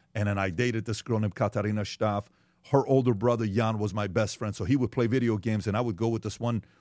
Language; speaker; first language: English; early bilingual, other home language; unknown